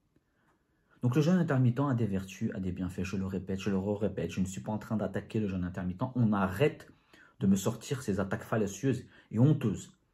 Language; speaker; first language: French; native; French